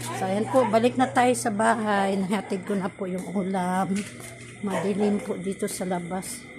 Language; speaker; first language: Filipino; native; Filipino